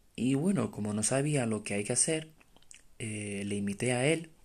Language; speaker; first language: Spanish; non-native, fluent; Romanian